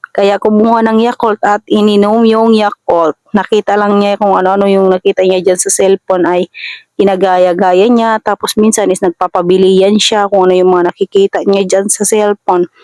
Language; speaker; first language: Filipino; non-native, local second language; Masbatenyo